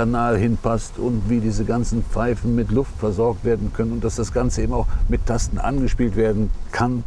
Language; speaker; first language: German; native; German